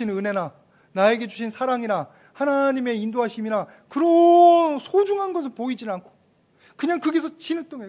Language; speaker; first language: Korean; native; Korean